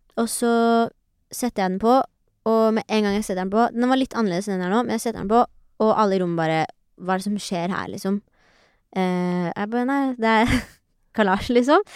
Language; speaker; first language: Norwegian; early bilingual, other home language; Persian